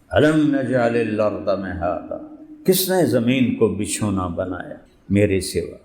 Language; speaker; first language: Urdu; non-native, local second language; Punjabi